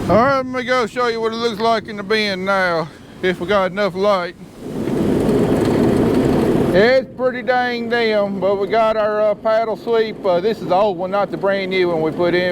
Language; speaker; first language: English; native; English